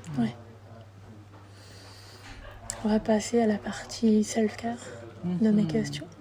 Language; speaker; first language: French; native; French